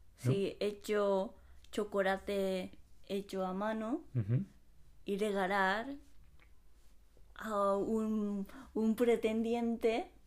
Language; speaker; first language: Spanish; non-native, fluent; Japanese